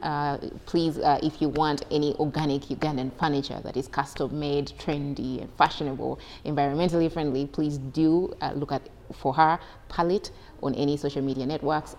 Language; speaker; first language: English; non-native, local second language; Ganda